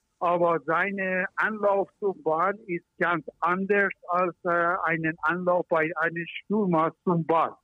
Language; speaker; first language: German; non-native, learner; Persian